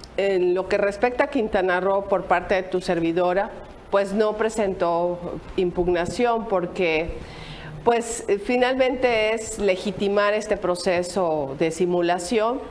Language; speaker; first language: Spanish; native; Spanish